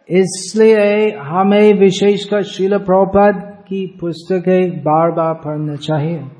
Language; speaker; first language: Hindi; non-native, fluent; English